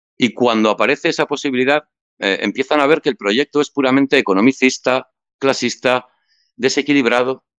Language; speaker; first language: Spanish; native; Spanish